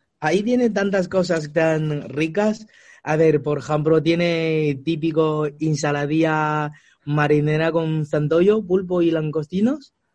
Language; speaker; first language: Spanish; non-native, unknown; Chinese